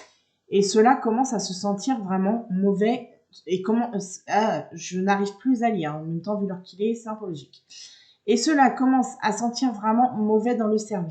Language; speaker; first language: French; native; French